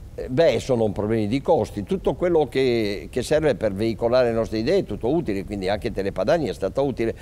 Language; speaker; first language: Italian; native; Italian